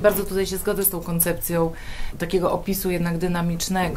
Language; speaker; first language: Polish; native; Polish